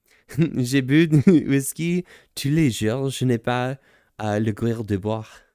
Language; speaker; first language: French; non-native, learner; English